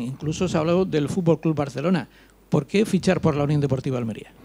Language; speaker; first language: Spanish; native; Spanish